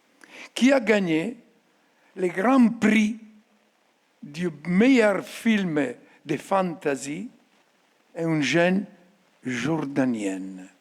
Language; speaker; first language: French; non-native, fluent; Italian